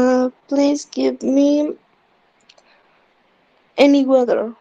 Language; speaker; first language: English; non-native, learner; Spanish